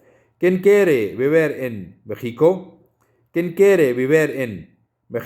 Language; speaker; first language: Spanish; non-native, learner; Urdu